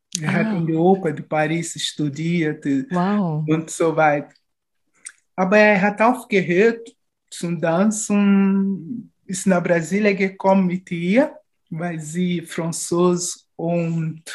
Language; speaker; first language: German; non-native, fluent; Portuguese